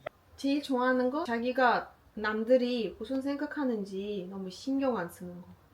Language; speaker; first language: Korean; non-native, learner; Turkish